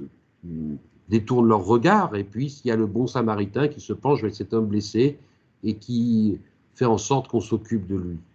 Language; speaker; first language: French; native; French